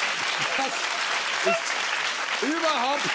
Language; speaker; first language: German; native; German